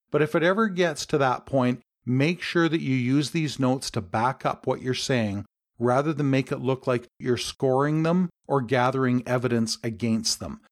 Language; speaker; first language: English; native; English